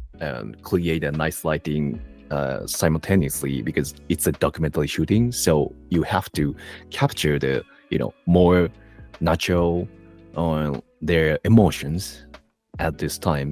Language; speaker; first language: English; non-native, learner; Japanese